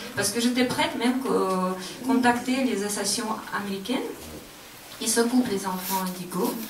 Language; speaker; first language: French; non-native, learner; Russian